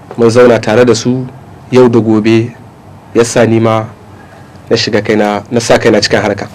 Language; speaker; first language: Hausa; non-native, local second language; Tamasheq